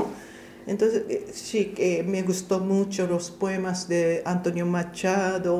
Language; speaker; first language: Spanish; non-native, fluent; Japanese